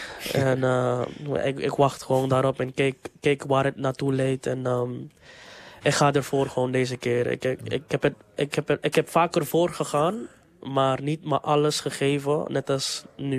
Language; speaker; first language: Dutch; non-native, local second language; English